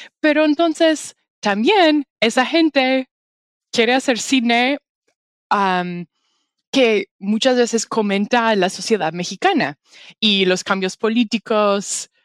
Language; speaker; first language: Spanish; non-native, fluent; English